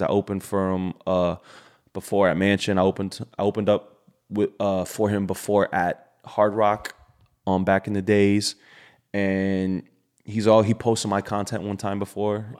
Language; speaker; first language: English; native; English